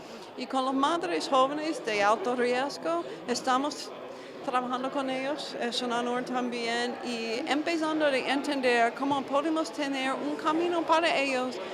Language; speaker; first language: Spanish; non-native, fluent; English